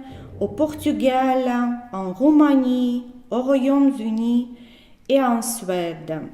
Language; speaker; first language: French; non-native, fluent; Russian